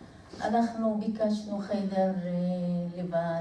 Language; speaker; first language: Hebrew; non-native, local second language; Arabic